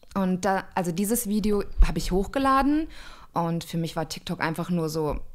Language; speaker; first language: German; native; German